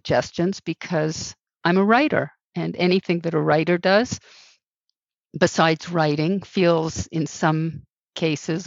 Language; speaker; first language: English; native; English